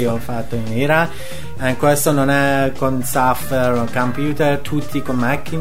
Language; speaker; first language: Italian; non-native, learner; Persian